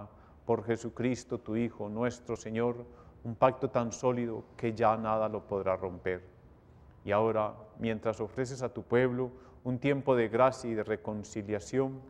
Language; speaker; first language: Spanish; native; Spanish